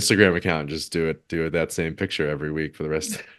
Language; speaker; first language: English; native; English